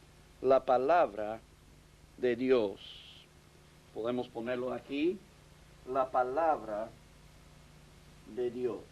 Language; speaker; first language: Spanish; non-native, fluent; English